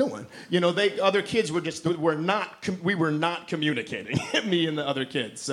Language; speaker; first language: English; native; English